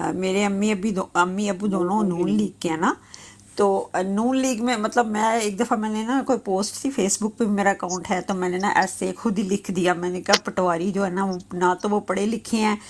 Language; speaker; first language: Urdu; native; Urdu